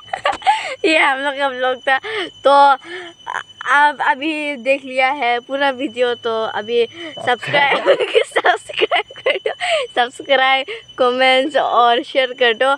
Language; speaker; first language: Hindi; non-native, local second language; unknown